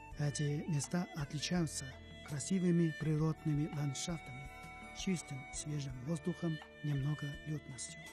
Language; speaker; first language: Russian; non-native, fluent; Chinese